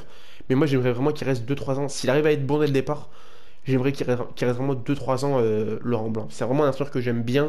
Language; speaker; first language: French; native; French